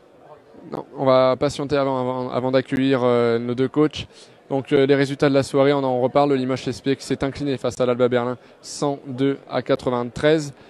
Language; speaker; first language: French; native; French